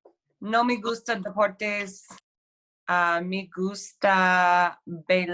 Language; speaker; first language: Spanish; non-native, learner; English